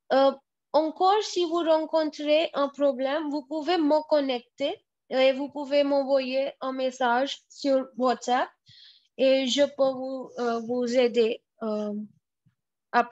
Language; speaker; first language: French; non-native, fluent; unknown